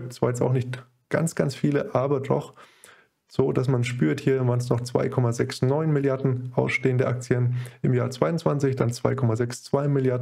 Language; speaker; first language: German; native; German